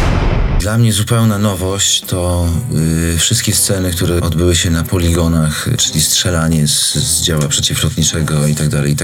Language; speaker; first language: Polish; native; Polish